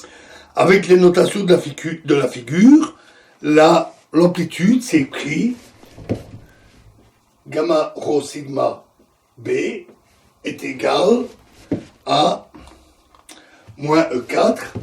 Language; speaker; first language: French; native; French